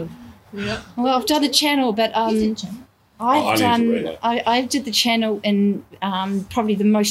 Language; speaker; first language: English; native; English